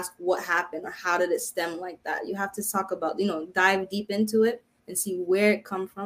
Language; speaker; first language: English; early bilingual, other home language; Haitian Creole